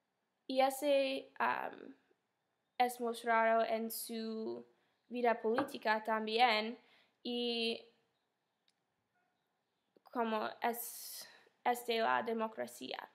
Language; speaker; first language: Spanish; non-native, fluent; English